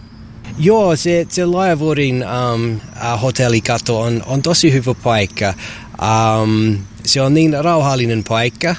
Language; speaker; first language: Finnish; non-native, learner; English